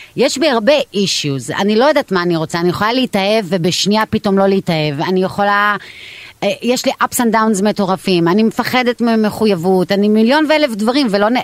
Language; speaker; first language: Hebrew; non-native, local second language; Arabic